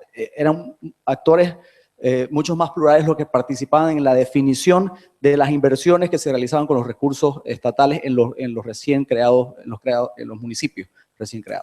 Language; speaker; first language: Spanish; native; Spanish